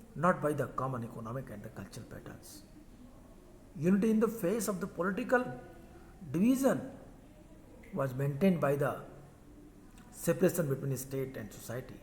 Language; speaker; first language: English; non-native, local second language; Hindi